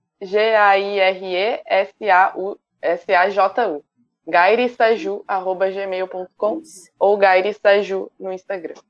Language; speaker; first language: Portuguese; native; Portuguese